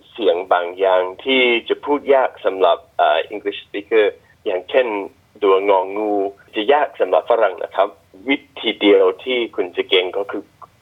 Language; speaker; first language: Thai; non-native, fluent; English